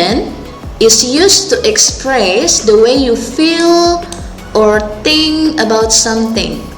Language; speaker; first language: English; non-native, local second language; Indonesian